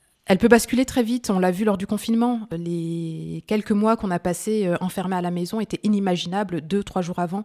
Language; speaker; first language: French; early bilingual, other home language; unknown